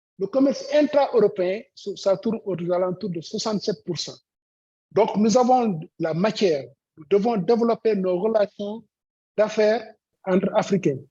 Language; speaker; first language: French; non-native, local second language; Wolof